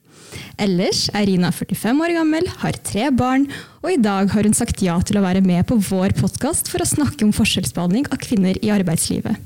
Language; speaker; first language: Norwegian; native; Norwegian